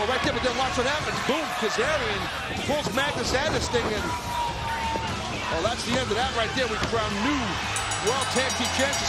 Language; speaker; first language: English; native; English